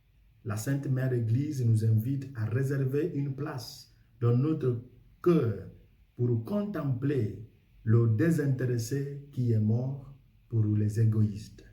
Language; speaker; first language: French; non-native, fluent; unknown